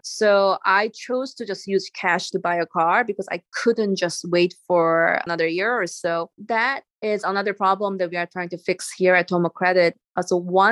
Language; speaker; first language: English; non-native, fluent; Korean